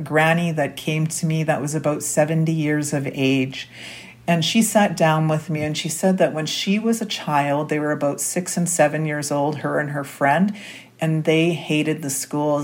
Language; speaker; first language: English; native; English